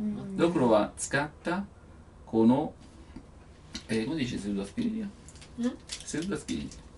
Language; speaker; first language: Japanese; non-native, learner; Italian